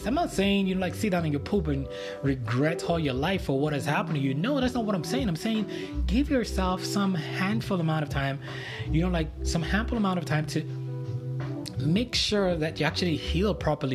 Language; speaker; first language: English; non-native, local second language; Yoruba